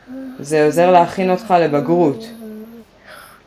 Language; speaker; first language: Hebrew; non-native, fluent; English